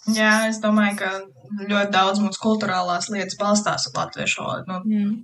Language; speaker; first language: Latvian; early bilingual, heritage; Latvian